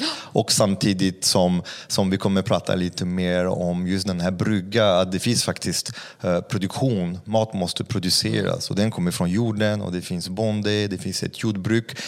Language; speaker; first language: Swedish; non-native, fluent; French